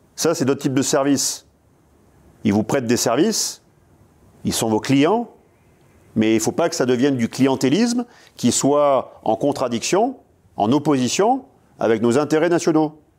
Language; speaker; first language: French; native; French